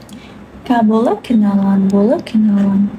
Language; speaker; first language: Indonesian; non-native, learner; Russian